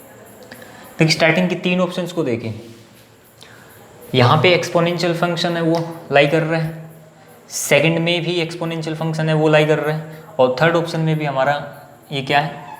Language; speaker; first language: Hindi; native; Hindi